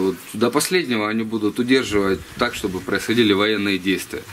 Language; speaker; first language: Russian; native; Russian